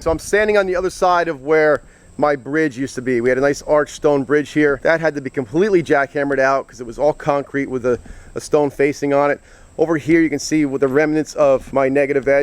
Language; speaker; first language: English; native; English